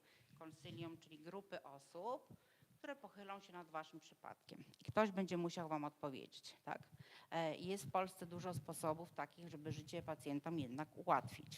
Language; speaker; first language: Polish; native; Polish